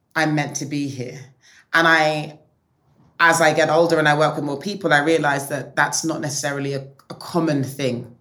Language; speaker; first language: English; native; English